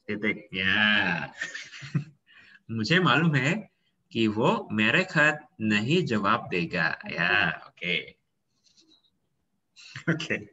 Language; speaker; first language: Hindi; non-native, fluent; Indonesian